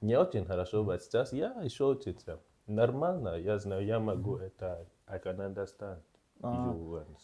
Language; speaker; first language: Russian; non-native, learner; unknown